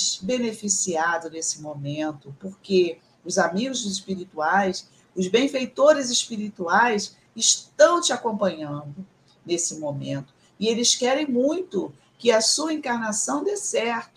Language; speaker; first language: Portuguese; native; Portuguese